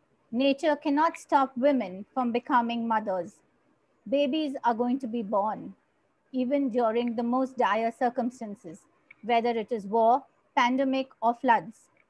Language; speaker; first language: English; non-native, local second language; Marathi